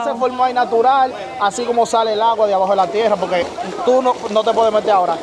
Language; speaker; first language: Spanish; native; Spanish